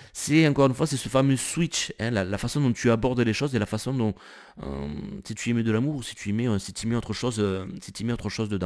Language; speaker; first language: French; native; French